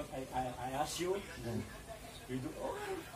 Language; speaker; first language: English; non-native, learner; Filipino